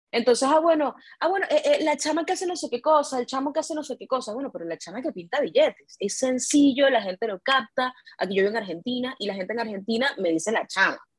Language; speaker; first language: Spanish; native; Spanish